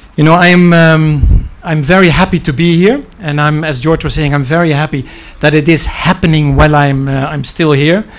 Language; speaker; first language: English; non-native, fluent; Dutch